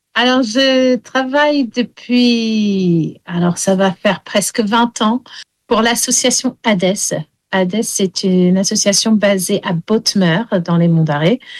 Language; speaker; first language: French; early bilingual, heritage; English